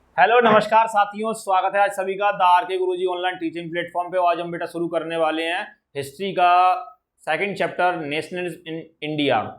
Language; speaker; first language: Hindi; native; Hindi